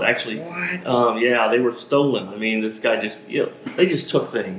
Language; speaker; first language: English; native; English